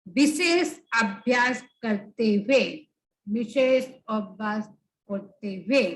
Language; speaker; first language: Hindi; non-native, local second language; Bangla